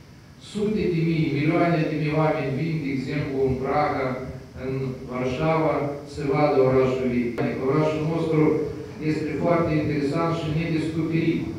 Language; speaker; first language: Romanian; non-native, local second language; Russian